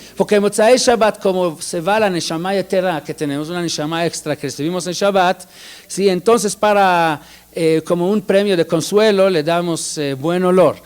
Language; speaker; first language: Spanish; non-native, fluent; Hebrew